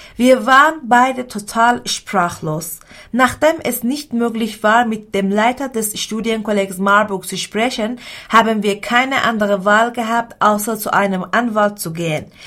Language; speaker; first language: German; non-native, fluent; Persian